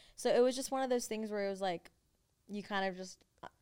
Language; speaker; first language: English; native; English